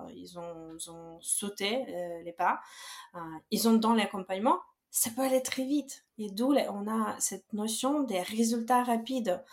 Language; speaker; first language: French; non-native, fluent; Russian